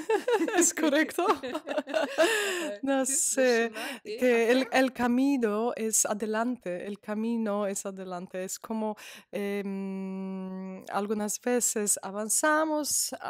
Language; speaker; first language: Spanish; non-native, fluent; Polish